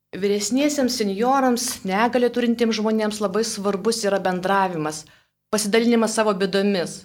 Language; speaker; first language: Lithuanian; native; Lithuanian